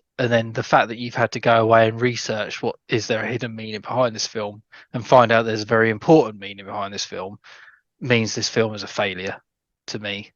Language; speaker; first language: English; native; English